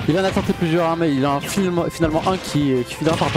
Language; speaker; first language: French; native; French